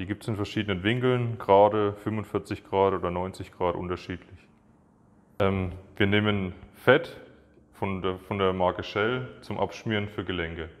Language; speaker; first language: German; native; German